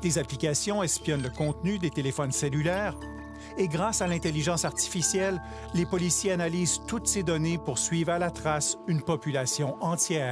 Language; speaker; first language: French; native; French